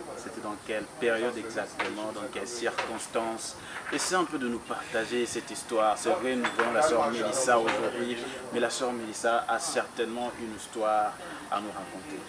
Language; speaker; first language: French; non-native, local second language; Lingala